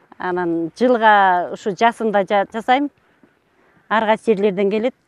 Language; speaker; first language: Kyrgyz; native; Kyrgyz